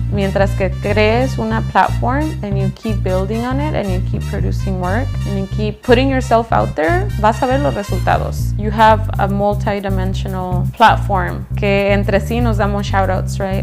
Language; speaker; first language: English; early bilingual, other home language; Spanish